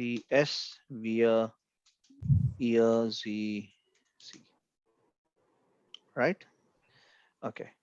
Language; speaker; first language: German; non-native, fluent; Hindi